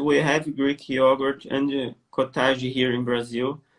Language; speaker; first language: English; non-native, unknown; Portuguese